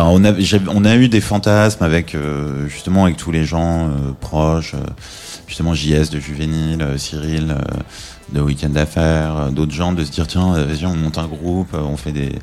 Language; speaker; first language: French; native; French